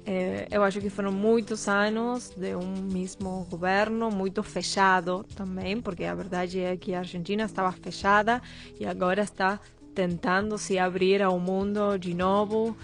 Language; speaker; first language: Portuguese; non-native, fluent; Spanish